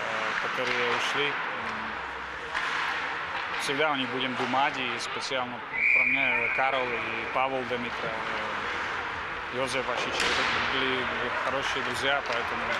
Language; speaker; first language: Russian; non-native, learner; Czech